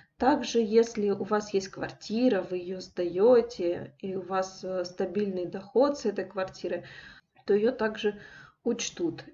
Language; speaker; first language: Russian; native; Russian